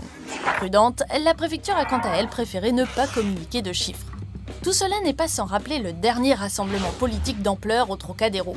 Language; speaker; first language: French; native; French